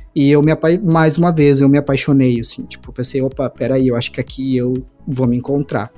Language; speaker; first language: Portuguese; native; Portuguese